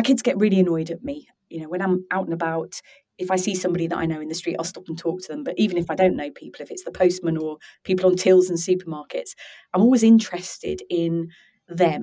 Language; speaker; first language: English; native; English